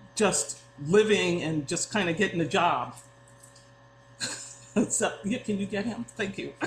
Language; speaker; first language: English; native; English